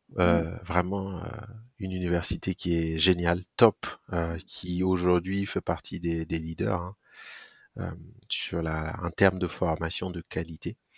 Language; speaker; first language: French; non-native, local second language; Mossi